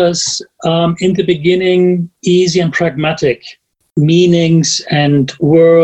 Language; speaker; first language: English; non-native, fluent; German